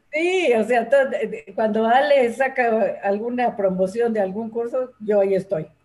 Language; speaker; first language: Spanish; native; Spanish